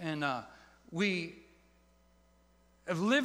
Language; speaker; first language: English; native; English